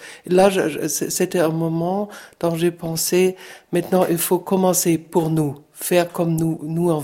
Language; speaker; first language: French; non-native, fluent; German